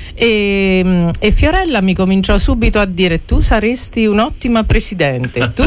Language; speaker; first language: Italian; native; Italian